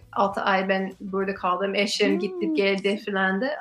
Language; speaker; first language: Turkish; non-native, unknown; English